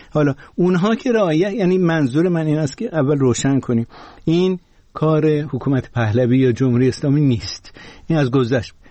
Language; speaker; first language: Persian; non-native, local second language; Azerbaijani